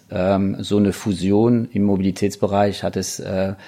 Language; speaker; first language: German; non-native, fluent; French